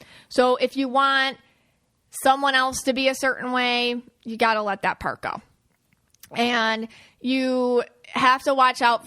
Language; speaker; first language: English; native; English